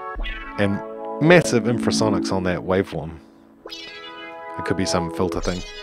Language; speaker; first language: English; native; English